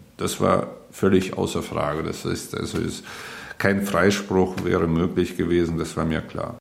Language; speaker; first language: German; early bilingual, other home language; Russian